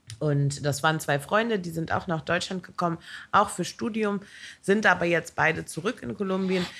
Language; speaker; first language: German; native; German